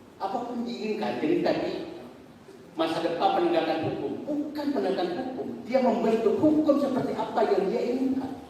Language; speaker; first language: Indonesian; non-native, local second language; Buginese